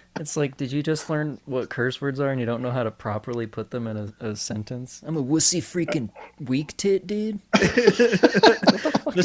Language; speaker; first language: English; native; English